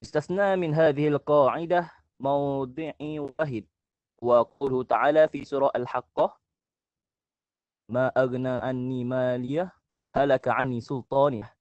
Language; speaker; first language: Arabic; non-native, learner; Malay